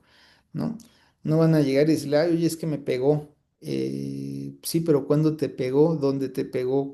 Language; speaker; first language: Spanish; native; Spanish